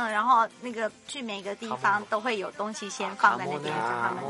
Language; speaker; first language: Chinese; native; Chinese